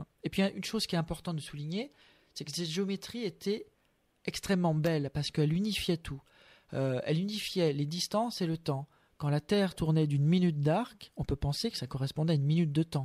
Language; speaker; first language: French; native; French